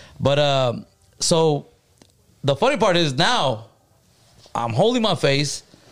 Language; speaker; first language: English; early bilingual, other home language; Spanish